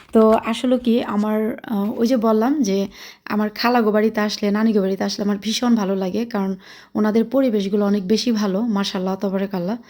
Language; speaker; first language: Bangla; early bilingual, heritage; Bangla